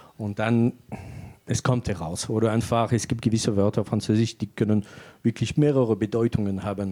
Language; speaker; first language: German; non-native, fluent; French